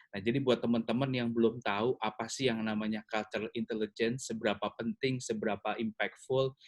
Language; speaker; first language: Indonesian; native; Indonesian